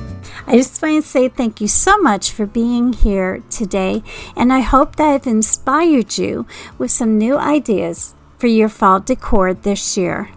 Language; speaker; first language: English; native; English